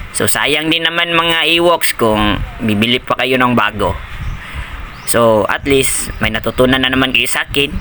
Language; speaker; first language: Filipino; non-native, local second language; Cebuano